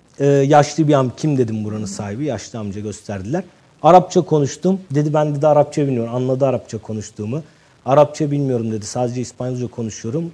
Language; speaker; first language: Turkish; native; Turkish